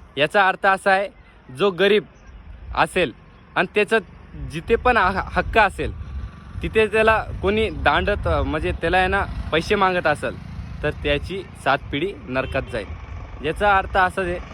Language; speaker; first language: Marathi; non-native, local second language; Lambadi